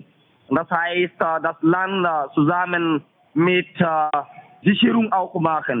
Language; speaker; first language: German; non-native, fluent; French